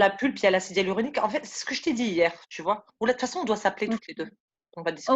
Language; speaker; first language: French; native; French